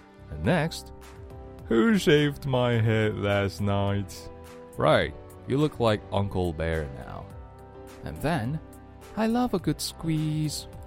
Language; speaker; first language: English; non-native, fluent; Chinese